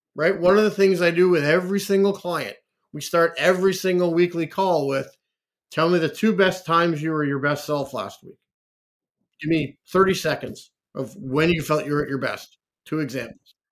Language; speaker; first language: English; native; English